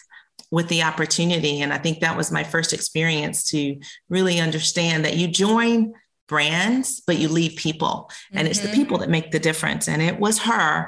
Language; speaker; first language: English; native; English